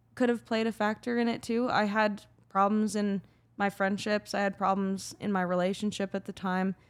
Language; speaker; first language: English; native; English